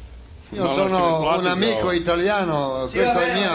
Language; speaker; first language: Italian; non-native, learner; Croatian